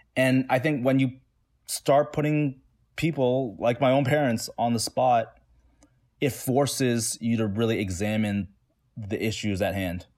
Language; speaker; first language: English; native; English